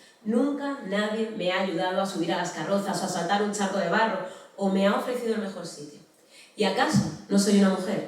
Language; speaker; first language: Spanish; native; Spanish